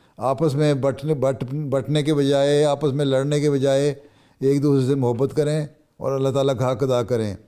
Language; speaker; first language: Urdu; native; Urdu